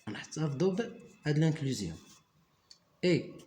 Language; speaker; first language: French; non-native, local second language; Arabic